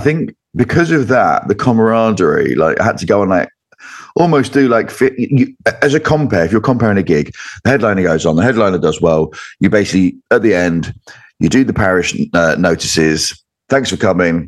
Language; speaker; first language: English; native; English